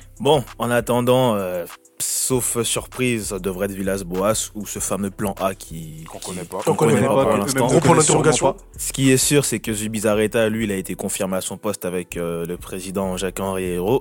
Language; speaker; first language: French; native; French